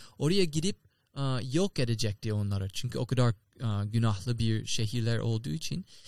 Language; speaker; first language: Turkish; non-native, learner; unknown